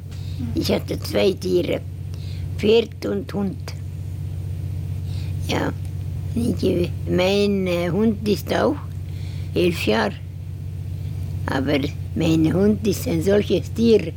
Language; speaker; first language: German; non-native, learner; Estonian